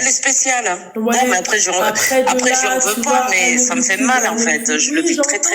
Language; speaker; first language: French; native; French